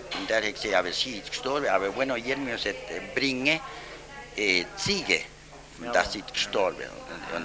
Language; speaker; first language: German; early bilingual, heritage; German